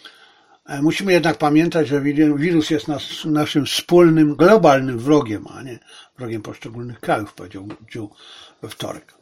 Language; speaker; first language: Polish; native; Polish